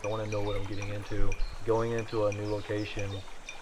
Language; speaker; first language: English; native; English